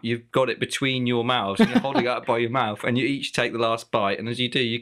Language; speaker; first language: English; native; English